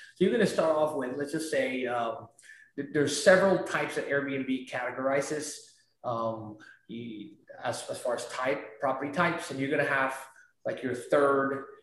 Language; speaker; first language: English; non-native, fluent; Spanish